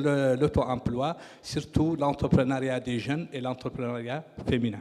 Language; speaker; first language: French; non-native, local second language; Arabic